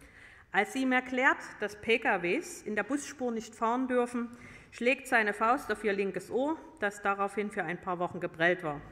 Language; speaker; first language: German; native; German